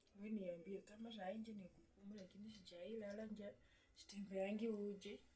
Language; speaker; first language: Swahili; native; Swahili